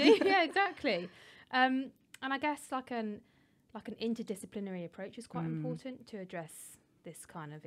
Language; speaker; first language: English; native; English